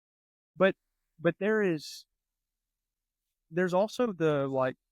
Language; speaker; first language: English; native; English